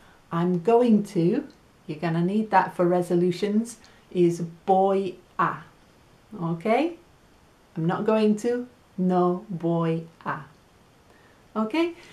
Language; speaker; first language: English; native; English